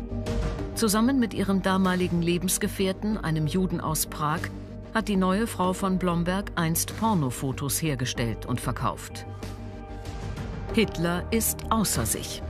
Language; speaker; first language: German; native; German